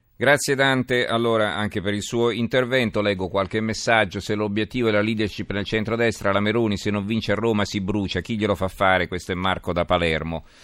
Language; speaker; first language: Italian; native; Italian